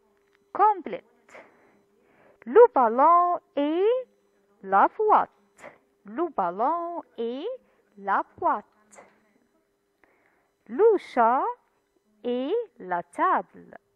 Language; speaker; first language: French; non-native, fluent; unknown